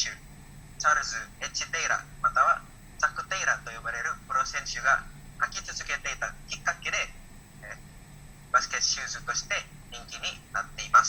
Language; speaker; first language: Japanese; non-native, learner; Indonesian